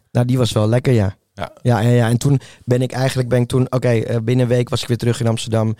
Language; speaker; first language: Dutch; early bilingual, other home language; Spanish